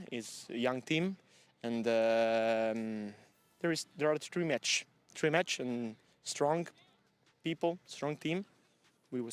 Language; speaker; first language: English; non-native, learner; Italian